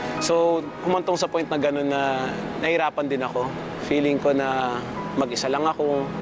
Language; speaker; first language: Filipino; native; Filipino